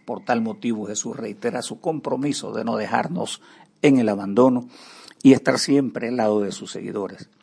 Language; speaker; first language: Spanish; native; Spanish